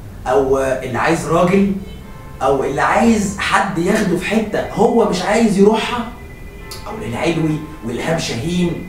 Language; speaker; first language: Arabic; native; Arabic